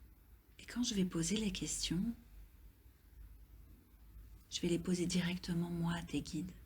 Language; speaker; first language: French; native; French